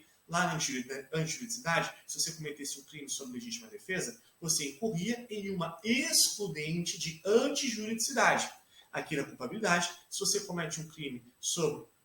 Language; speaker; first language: Portuguese; native; Portuguese